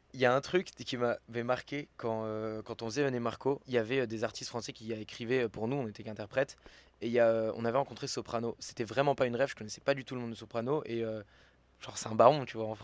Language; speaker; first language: French; native; French